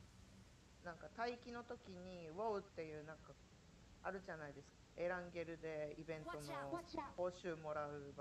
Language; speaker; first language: Japanese; native; Japanese